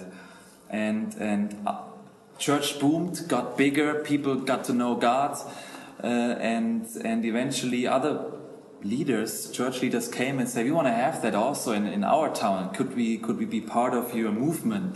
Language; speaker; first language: English; non-native, fluent; German